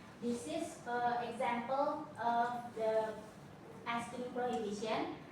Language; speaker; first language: English; non-native, learner; Indonesian